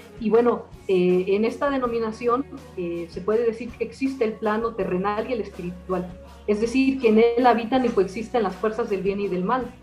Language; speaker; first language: Spanish; native; Spanish